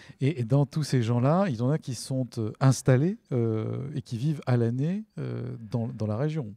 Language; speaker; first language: French; native; French